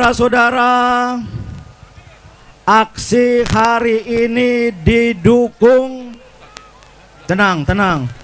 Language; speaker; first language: Indonesian; native; Indonesian